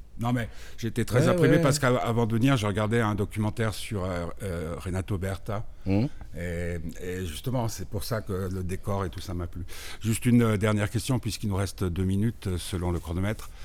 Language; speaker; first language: French; native; French